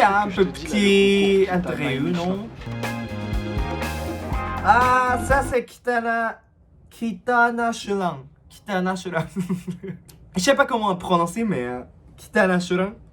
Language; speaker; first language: French; non-native, learner; Japanese